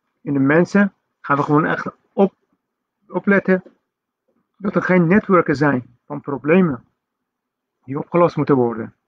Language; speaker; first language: Dutch; non-native, fluent; Persian